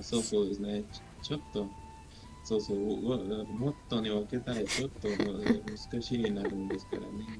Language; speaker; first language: Japanese; non-native, learner; Spanish